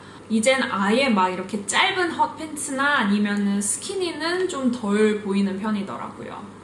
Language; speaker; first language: Korean; early bilingual, heritage; Korean